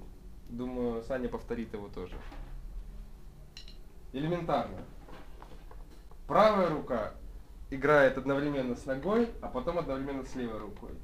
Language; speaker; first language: Russian; native; Russian